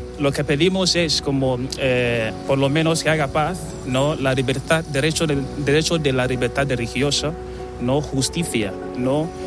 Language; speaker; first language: Spanish; non-native, fluent; Igbo